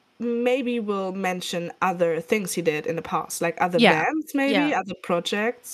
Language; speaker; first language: English; non-native, fluent; German